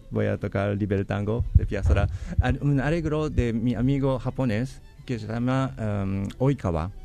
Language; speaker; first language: Spanish; non-native, learner; Japanese